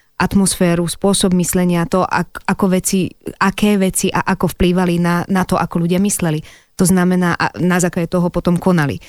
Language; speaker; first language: Slovak; native; Slovak